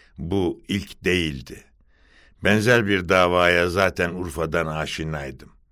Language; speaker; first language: Turkish; native; Turkish